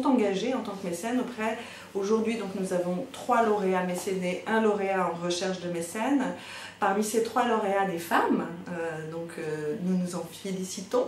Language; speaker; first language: French; native; French